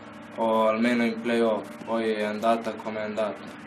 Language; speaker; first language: Italian; non-native, fluent; Slovenian